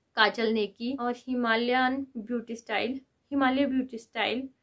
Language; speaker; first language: Hindi; native; Hindi